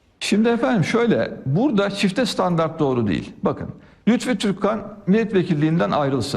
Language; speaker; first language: Turkish; native; Turkish